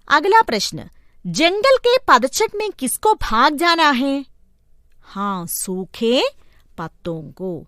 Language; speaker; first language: Hindi; non-native, local second language; Malayalam